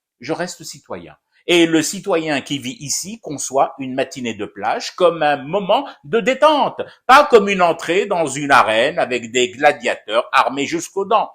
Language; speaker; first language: French; non-native, local second language; Arabic